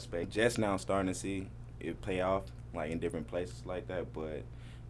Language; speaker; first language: English; native; English